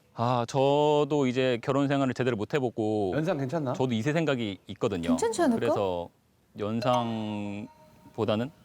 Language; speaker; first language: Korean; native; Korean